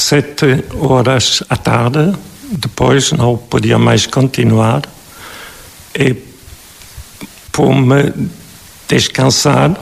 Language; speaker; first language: Portuguese; non-native, fluent; German